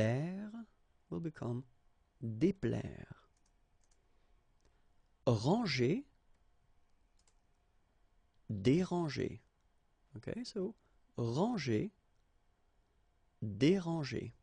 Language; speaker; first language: French; native; French